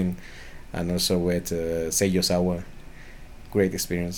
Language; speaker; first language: English; non-native, fluent; Spanish